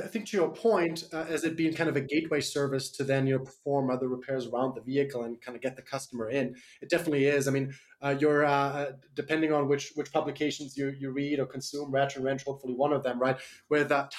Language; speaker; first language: English; non-native, fluent; German